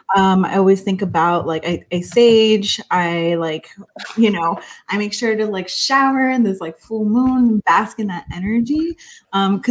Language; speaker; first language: English; early bilingual, other home language; Spanish